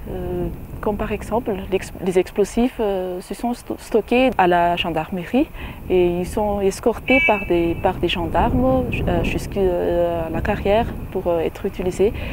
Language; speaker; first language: French; non-native, local second language; Malagasy